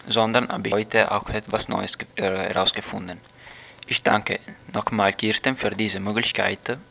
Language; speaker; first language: German; non-native, learner; Italian